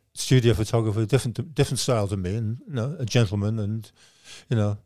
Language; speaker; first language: English; native; English